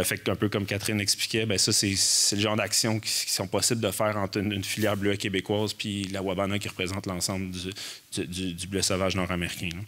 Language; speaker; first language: French; native; French